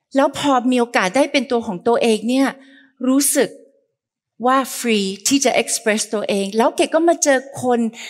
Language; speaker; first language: Thai; early bilingual, heritage; Thai